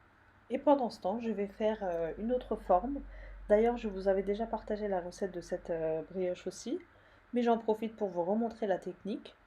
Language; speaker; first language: French; native; French